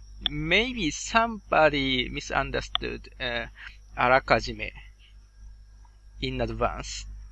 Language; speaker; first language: English; non-native, fluent; Japanese